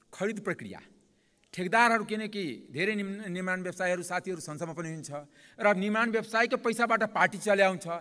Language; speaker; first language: Nepali; non-native, local second language; Maithili